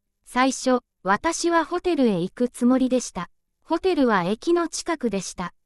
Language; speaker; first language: Japanese; non-native, fluent; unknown